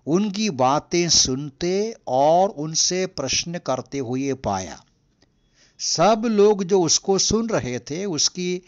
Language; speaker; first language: Hindi; non-native, local second language; Malayalam